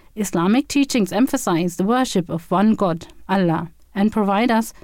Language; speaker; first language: English; non-native, fluent; German